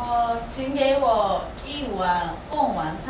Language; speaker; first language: Chinese; non-native, learner; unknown